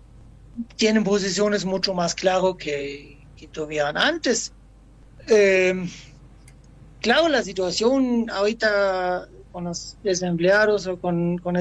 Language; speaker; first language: Spanish; non-native, fluent; German